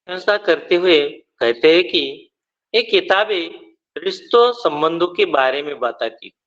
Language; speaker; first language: Hindi; non-native, local second language; Marathi